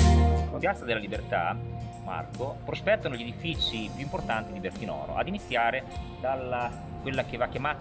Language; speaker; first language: Italian; native; Italian